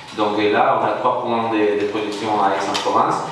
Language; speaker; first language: French; non-native, fluent; Spanish